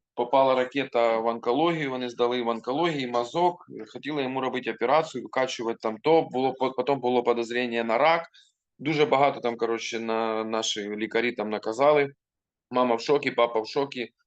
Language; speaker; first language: Ukrainian; non-native, local second language; Russian